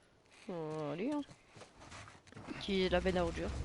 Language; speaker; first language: French; native; French